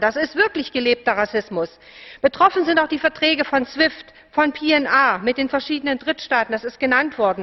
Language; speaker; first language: German; native; German